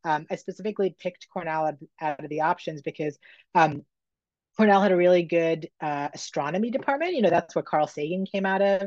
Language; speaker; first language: English; native; English